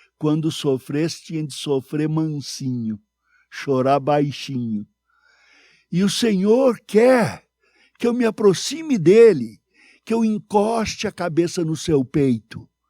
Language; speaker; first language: Portuguese; native; Portuguese